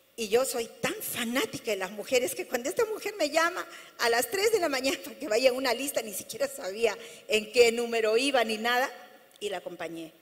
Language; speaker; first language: Spanish; native; Spanish